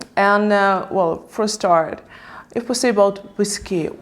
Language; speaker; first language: English; non-native, fluent; Russian